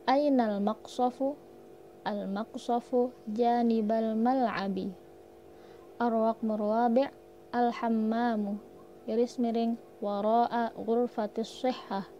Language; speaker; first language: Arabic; non-native, learner; Indonesian